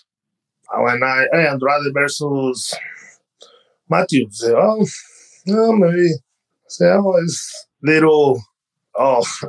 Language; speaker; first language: English; non-native, learner; Spanish